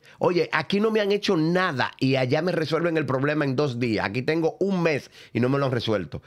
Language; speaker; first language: Spanish; native; Spanish